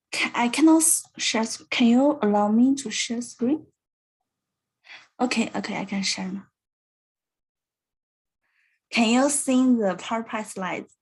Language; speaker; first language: English; non-native, learner; Chinese